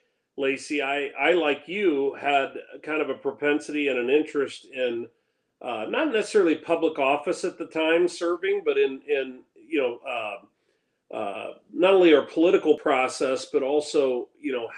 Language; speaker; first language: English; native; English